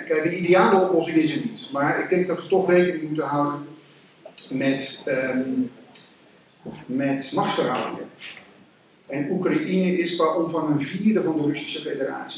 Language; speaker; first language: Dutch; native; Dutch